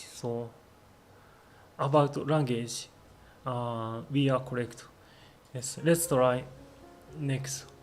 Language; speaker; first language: English; non-native, learner; Japanese